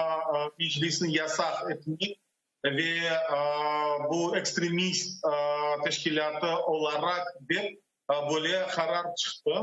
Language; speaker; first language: Turkish; non-native, learner; Crimean Tatar